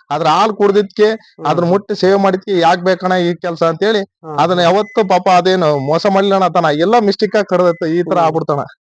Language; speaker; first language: Kannada; native; Kannada